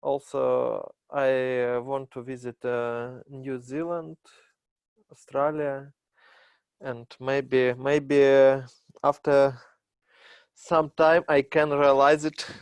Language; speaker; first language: English; non-native, learner; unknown